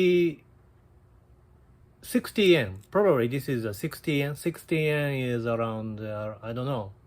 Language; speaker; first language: English; non-native, learner; Japanese